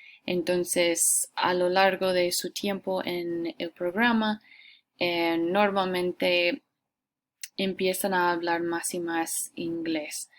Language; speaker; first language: Spanish; non-native, fluent; English